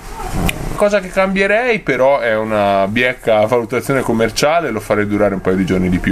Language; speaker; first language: Italian; native; Italian